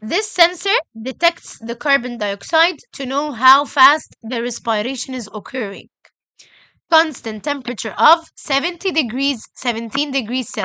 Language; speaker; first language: English; non-native, local second language; Arabic